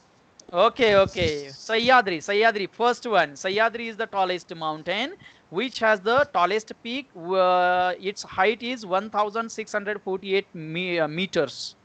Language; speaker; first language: English; non-native, local second language; Marathi